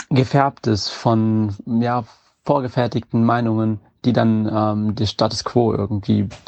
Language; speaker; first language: German; native; German